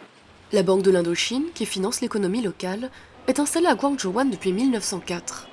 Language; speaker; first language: French; native; French